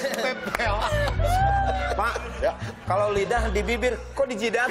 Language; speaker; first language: Indonesian; native; Indonesian